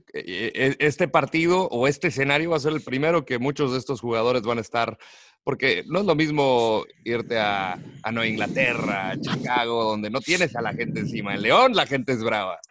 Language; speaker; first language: Spanish; native; Spanish